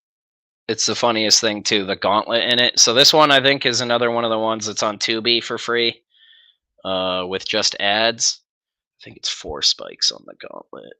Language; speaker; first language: English; native; English